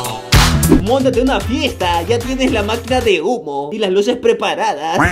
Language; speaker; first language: Spanish; native; Spanish